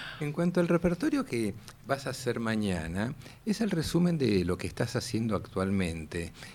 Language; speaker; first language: Spanish; native; Spanish